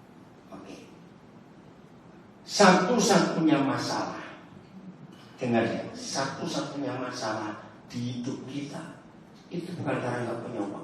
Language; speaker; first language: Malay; non-native, local second language; Javanese